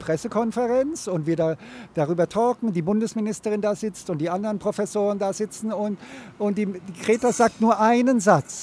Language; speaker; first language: German; native; German